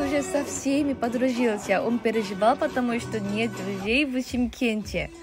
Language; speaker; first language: Russian; non-native, learner; Korean